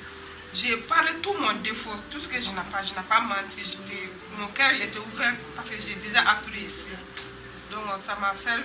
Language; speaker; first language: French; non-native, learner; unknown